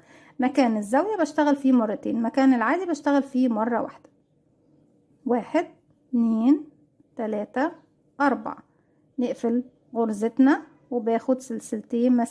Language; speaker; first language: Arabic; native; Arabic